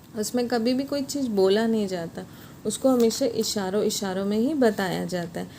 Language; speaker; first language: Hindi; native; Hindi